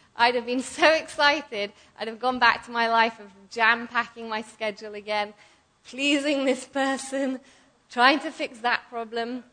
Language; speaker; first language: English; native; English